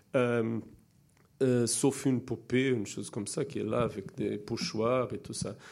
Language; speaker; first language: French; non-native, fluent; Portuguese